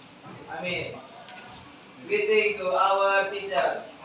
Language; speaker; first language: English; non-native, learner; Indonesian